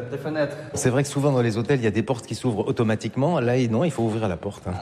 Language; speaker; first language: French; native; French